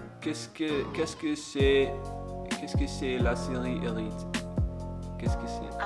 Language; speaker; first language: French; non-native, learner; English